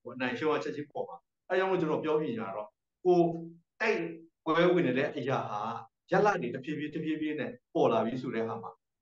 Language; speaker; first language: Burmese; non-native, local second language; S'gaw Karen